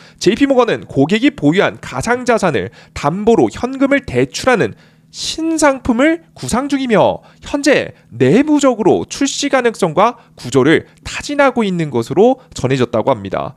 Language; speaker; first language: Korean; native; Korean